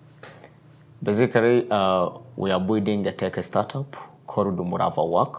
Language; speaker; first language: English; non-native, local second language; Kinyarwanda